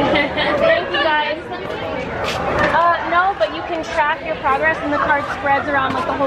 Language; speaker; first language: English; native; English